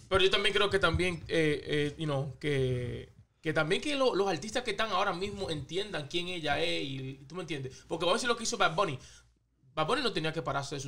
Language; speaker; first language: Spanish; early bilingual, heritage; Spanish